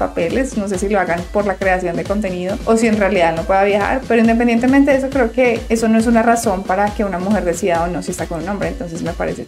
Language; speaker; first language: Spanish; native; Spanish